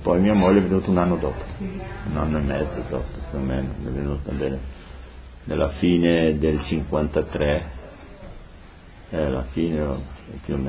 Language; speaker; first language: Italian; non-native, local second language; Friulian